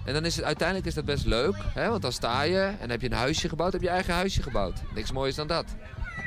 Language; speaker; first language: Dutch; native; Dutch